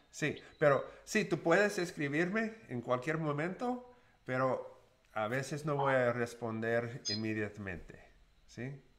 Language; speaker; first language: Spanish; non-native, learner; English